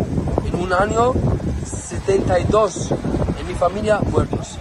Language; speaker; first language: Spanish; non-native, learner; Arabic